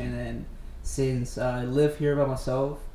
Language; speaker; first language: English; non-native, fluent; Spanish